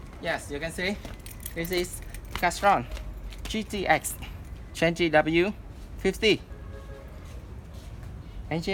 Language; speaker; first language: English; non-native, learner; Vietnamese